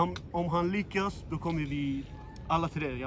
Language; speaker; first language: Swedish; early bilingual, other home language; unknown